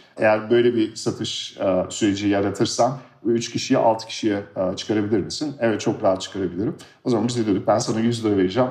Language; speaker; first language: Turkish; early bilingual, heritage; Turkish